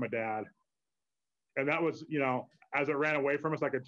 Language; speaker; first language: English; native; English